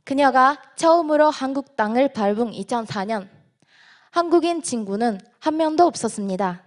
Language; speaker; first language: Korean; non-native, fluent; Japanese